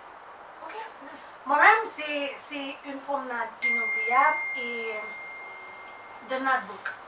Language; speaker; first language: French; non-native, local second language; Haitian Creole